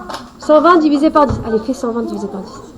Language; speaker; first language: French; native; French